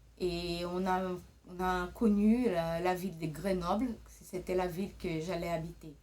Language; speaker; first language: French; early bilingual, other home language; Portuguese